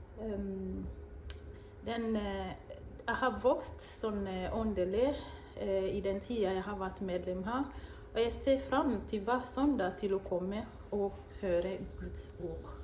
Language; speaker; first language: Norwegian; non-native, fluent; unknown